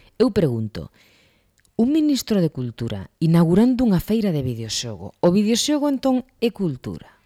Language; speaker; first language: Galician; non-native, local second language; Spanish